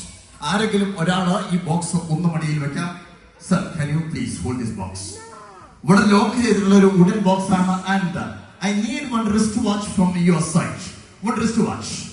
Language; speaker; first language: English; non-native, local second language; Malayalam